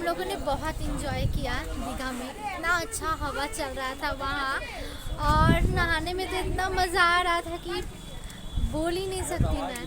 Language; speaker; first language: Hindi; native; Hindi